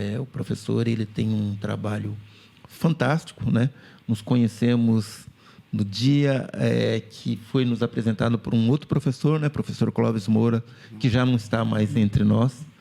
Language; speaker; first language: Portuguese; native; Portuguese